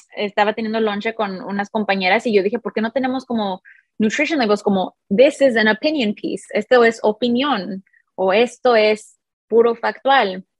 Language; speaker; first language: Spanish; early bilingual, heritage; Spanish